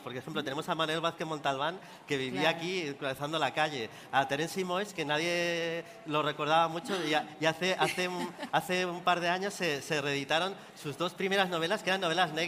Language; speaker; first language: Spanish; native; Spanish